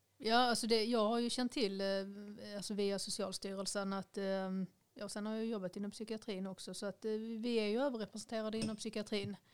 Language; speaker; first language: Swedish; native; Swedish